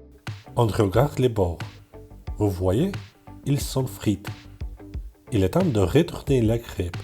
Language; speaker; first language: French; non-native, fluent; Russian